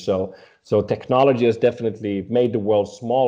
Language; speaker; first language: English; non-native, fluent; Swedish